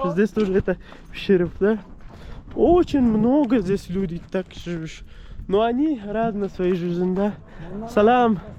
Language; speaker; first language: Russian; non-native, learner; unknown